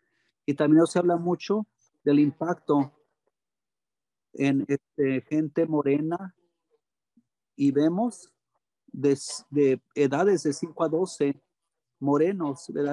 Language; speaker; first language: Spanish; early bilingual, heritage; English